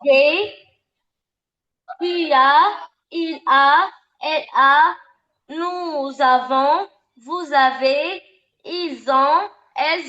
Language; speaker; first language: French; non-native, learner; Arabic